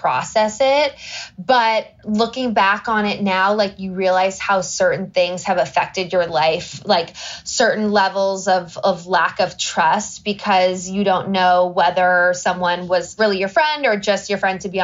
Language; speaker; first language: English; native; English